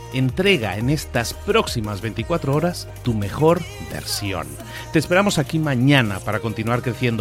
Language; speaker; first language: Spanish; native; Spanish